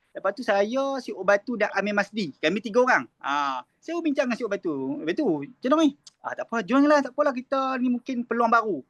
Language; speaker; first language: Malay; native; Malay